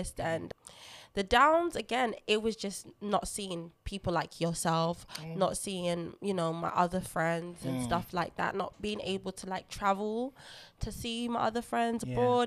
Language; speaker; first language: English; non-native, local second language; Lingala